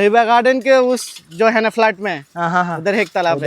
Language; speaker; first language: Hindi; non-native, local second language; Bangla